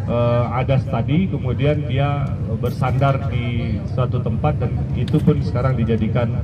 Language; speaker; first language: Indonesian; native; Indonesian